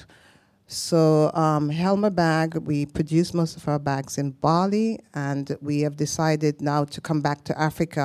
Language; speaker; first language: English; native; English